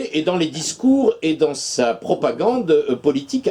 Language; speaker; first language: French; native; French